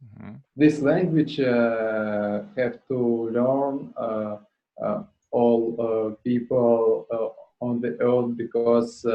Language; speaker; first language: English; non-native, learner; Russian